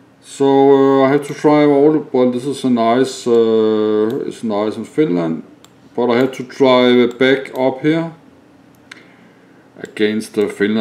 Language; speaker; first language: English; non-native, learner; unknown